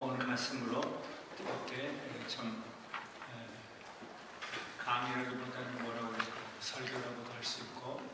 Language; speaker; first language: Korean; native; Korean